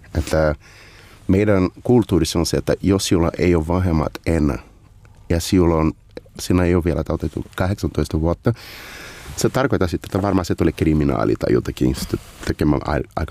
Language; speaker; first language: Finnish; non-native, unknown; Portuguese